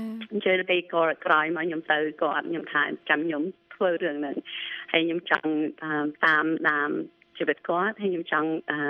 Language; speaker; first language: Khmer; early bilingual, heritage; Khmer